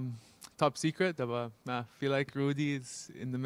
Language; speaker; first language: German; non-native, learner; English